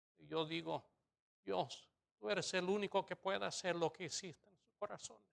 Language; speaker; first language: Spanish; non-native, fluent; English